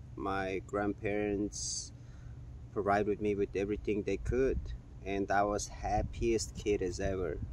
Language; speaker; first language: English; non-native, fluent; Mongolian